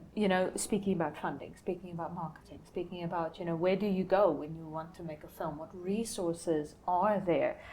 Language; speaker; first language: English; non-native, local second language; Afrikaans